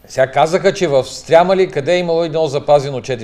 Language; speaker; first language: Bulgarian; native; Bulgarian